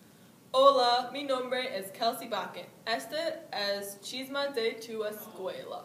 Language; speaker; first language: Spanish; non-native, learner; English